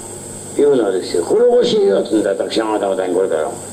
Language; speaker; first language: Japanese; native; Japanese